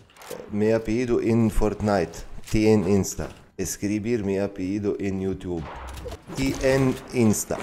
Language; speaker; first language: Spanish; non-native, learner; Arabic